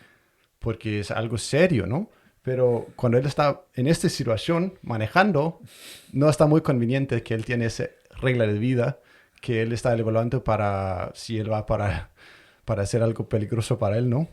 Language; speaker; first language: Spanish; non-native, fluent; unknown